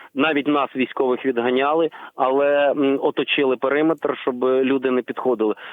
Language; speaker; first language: Ukrainian; native; Ukrainian